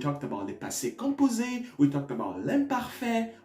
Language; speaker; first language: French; non-native, fluent; Portuguese